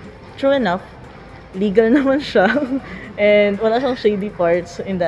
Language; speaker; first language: Filipino; native; Filipino